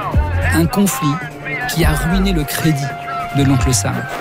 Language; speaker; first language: French; native; French